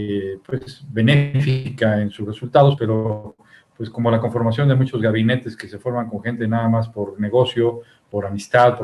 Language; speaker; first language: Spanish; native; Spanish